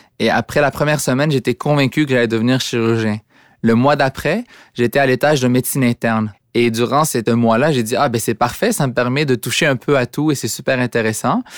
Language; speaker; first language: French; early bilingual, other home language; Arabic